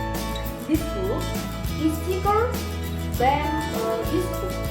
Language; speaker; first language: English; non-native, learner; Indonesian